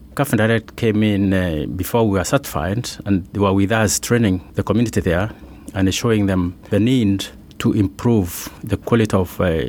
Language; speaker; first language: English; non-native, local second language; Meru